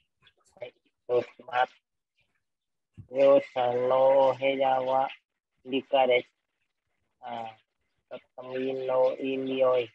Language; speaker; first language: Japanese; non-native, learner; Vietnamese